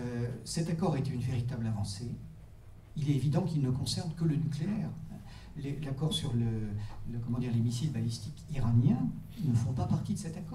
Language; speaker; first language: French; native; French